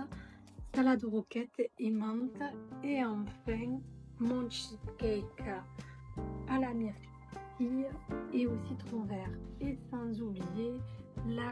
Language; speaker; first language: French; native; French